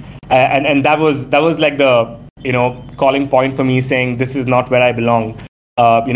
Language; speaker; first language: English; non-native, local second language; Tamil